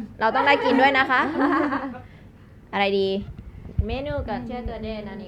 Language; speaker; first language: Thai; native; Thai